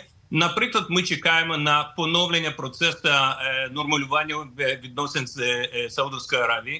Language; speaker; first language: Ukrainian; non-native, fluent; Russian